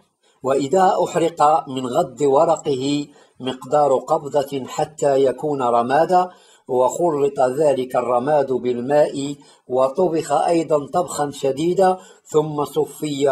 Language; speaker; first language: Arabic; native; Arabic